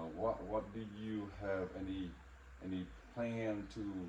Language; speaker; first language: English; non-native, fluent; Vietnamese